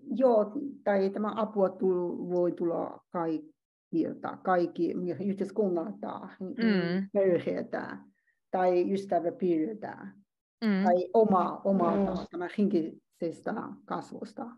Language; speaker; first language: Finnish; non-native, learner; Chinese